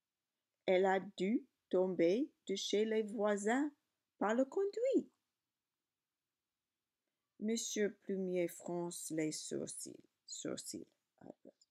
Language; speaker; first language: French; non-native, learner; English